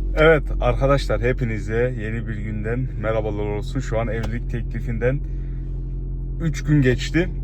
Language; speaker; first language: Turkish; early bilingual, heritage; Turkish